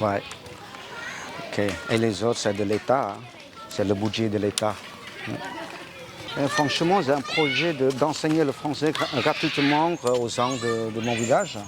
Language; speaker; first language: French; non-native, fluent; Khmer